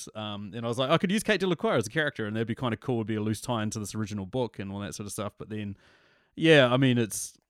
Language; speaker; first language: English; native; English